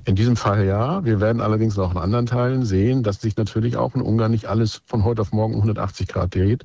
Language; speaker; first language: German; native; German